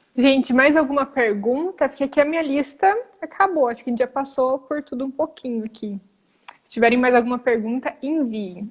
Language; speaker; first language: Portuguese; native; Portuguese